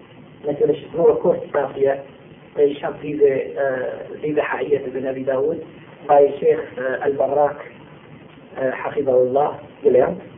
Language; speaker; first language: German; non-native, fluent; Turkish